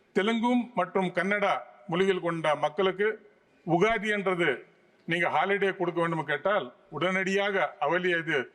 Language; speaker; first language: Tamil; non-native, local second language; Telugu